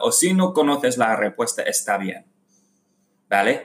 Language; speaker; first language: Spanish; non-native, learner; English